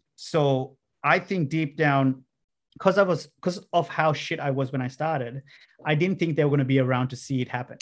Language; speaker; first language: English; non-native, local second language; Sinhala